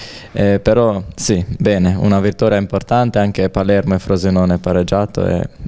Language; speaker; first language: Italian; non-native, learner; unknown